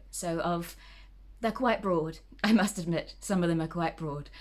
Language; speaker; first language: English; native; English